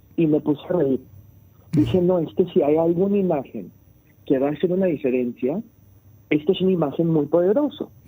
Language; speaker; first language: Spanish; early bilingual, heritage; Spanish